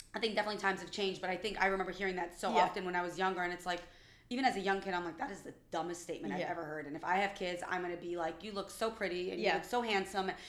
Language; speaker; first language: English; early bilingual, other home language; Albanian